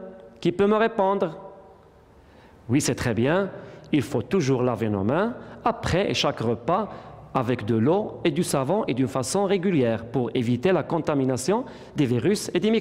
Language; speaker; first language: French; non-native, local second language; Arabic